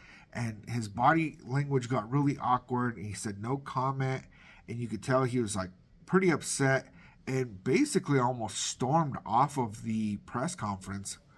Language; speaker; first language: English; native; English